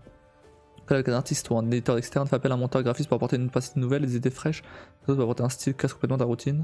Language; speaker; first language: French; native; French